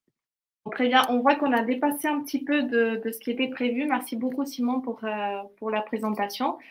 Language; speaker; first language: French; native; French